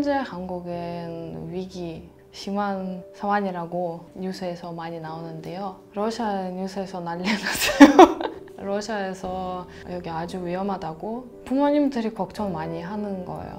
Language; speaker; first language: Korean; non-native, fluent; Russian